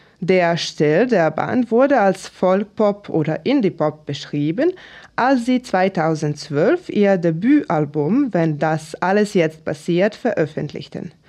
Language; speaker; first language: German; non-native, fluent; Serbian